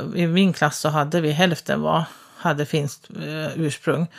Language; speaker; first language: Swedish; early bilingual, other home language; Finnish